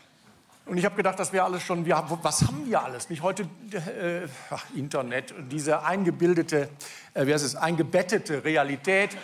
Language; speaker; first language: German; native; German